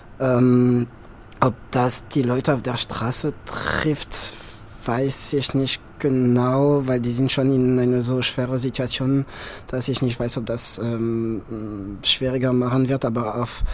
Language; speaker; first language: German; non-native, fluent; French